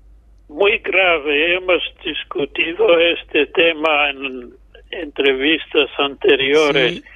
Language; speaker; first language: Spanish; non-native, fluent; English